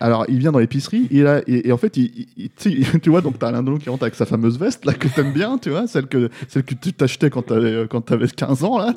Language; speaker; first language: French; native; French